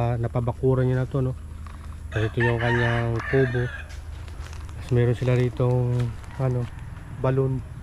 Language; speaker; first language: Filipino; non-native, local second language; Cebuano